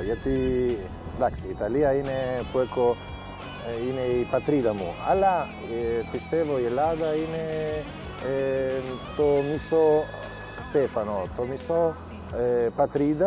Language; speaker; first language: Greek; non-native, learner; Italian